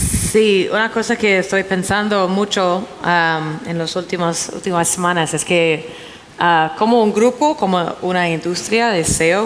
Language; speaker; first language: Spanish; non-native, fluent; English